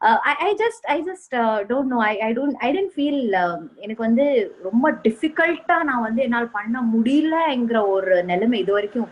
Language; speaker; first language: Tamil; non-native, fluent; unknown